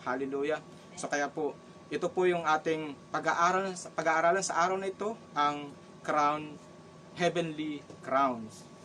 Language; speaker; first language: Filipino; non-native, local second language; Cebuano